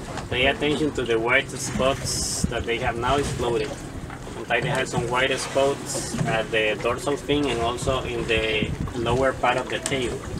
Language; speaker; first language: English; non-native, fluent; Spanish